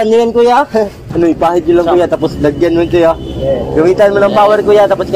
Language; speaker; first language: Filipino; non-native, local second language; Cebuano